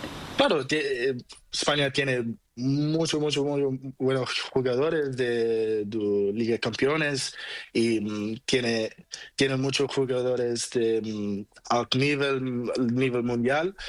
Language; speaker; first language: Spanish; non-native, learner; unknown